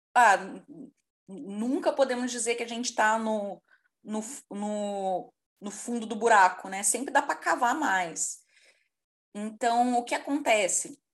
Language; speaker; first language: Portuguese; native; Portuguese